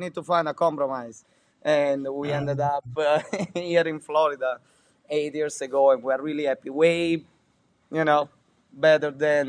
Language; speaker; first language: English; non-native, fluent; Italian